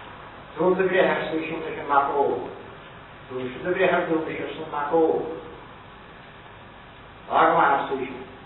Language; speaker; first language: Irish; native; Irish